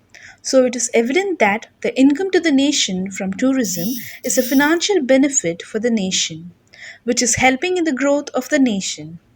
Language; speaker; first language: English; non-native, local second language; Tamil